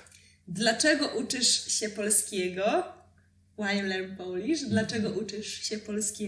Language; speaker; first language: Polish; native; Polish